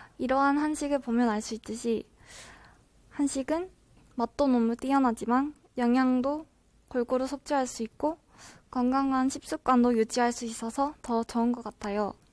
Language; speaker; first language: Korean; non-native, fluent; Japanese